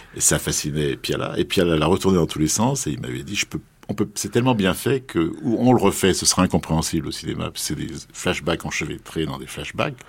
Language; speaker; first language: French; native; French